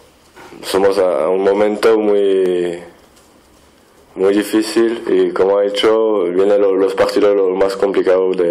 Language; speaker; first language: Spanish; non-native, fluent; French